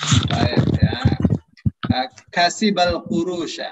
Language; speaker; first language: Arabic; non-native, fluent; Indonesian